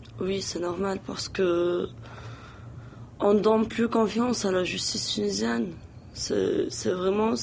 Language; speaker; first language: French; non-native, local second language; Arabic